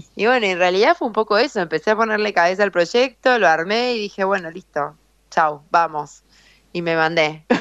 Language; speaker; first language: Spanish; native; Spanish